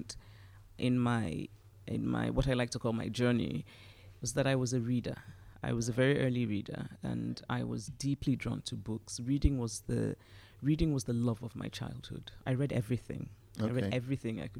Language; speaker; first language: English; non-native, local second language; Igbo